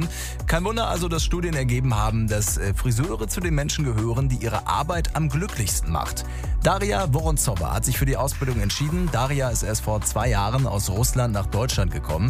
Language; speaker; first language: German; native; German